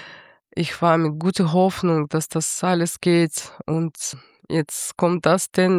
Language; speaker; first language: German; non-native, fluent; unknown